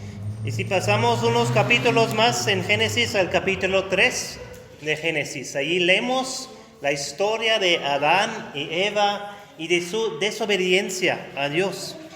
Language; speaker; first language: Spanish; non-native, fluent; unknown